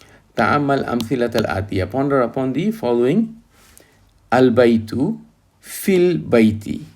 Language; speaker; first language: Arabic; non-native, fluent; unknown